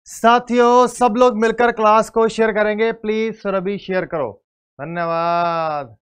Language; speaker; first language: Hindi; native; Hindi